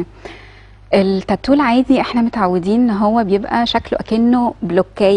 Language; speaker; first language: Arabic; native; Arabic